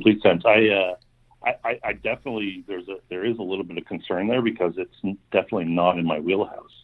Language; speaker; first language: English; native; English